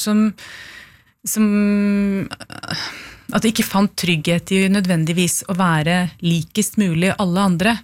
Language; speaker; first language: Norwegian; early bilingual, other home language; Urdu